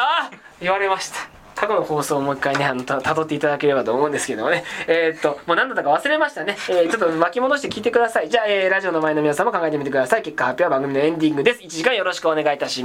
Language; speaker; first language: Japanese; native; Japanese